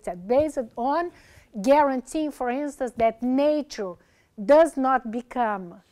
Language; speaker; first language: English; non-native, fluent; Portuguese